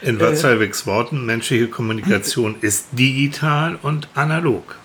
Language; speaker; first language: German; native; German